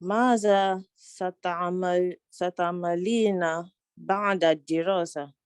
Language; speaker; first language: Arabic; non-native, learner; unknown